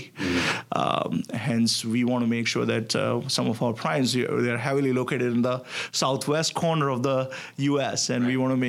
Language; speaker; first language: English; non-native, local second language; Gujarati